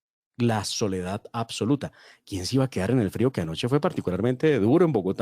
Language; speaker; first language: Spanish; native; Spanish